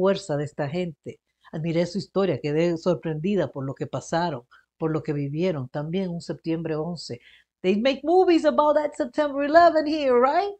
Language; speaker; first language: Spanish; early bilingual, heritage; Spanish